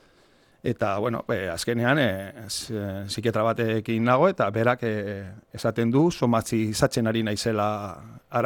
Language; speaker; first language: Basque; non-native, local second language; Spanish